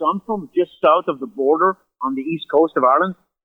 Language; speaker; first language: English; native; English